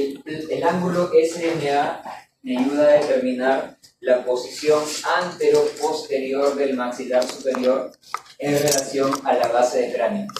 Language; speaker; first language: Spanish; native; Spanish